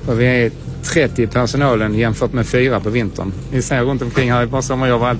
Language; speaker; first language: Swedish; native; Swedish